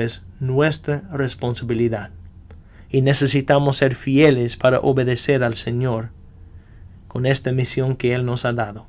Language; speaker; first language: Spanish; non-native, fluent; English